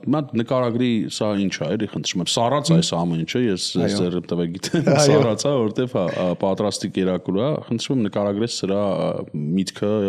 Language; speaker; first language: Armenian; native; Armenian